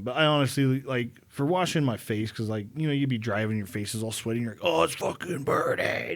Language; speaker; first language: English; native; English